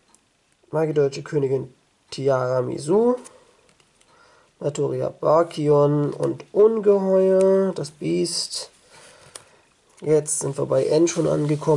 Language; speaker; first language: German; native; German